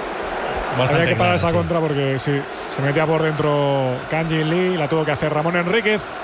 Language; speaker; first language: Spanish; native; Spanish